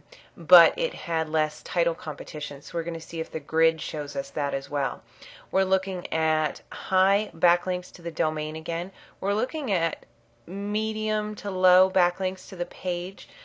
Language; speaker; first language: English; native; English